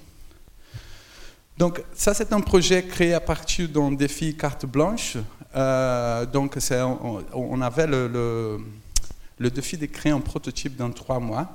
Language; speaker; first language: French; non-native, fluent; Portuguese